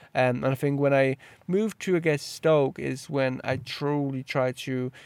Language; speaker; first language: English; early bilingual, other home language; Polish